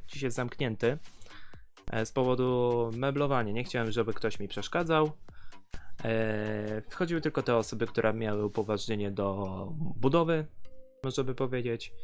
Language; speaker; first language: Polish; native; Polish